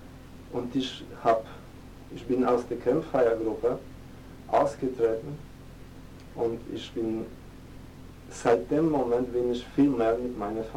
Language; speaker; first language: German; non-native, fluent; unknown